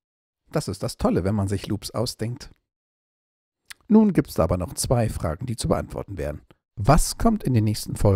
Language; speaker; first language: German; native; German